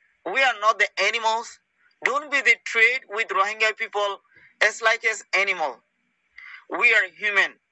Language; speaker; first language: English; non-native, learner; Rohingya